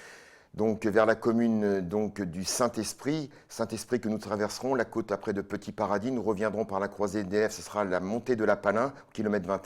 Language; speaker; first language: French; native; French